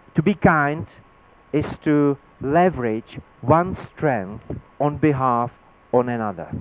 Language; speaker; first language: English; non-native, fluent; Czech